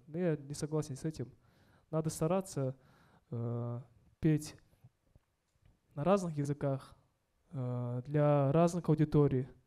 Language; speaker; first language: Russian; non-native, local second language; Kazakh